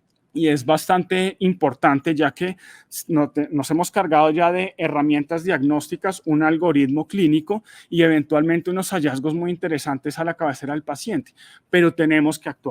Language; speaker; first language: Spanish; native; Spanish